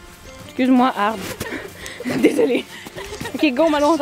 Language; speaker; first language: French; native; French